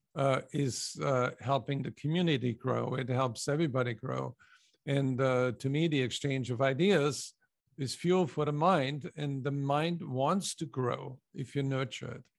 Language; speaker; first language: English; non-native, fluent; German